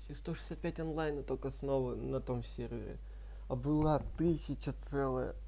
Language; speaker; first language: Russian; native; Russian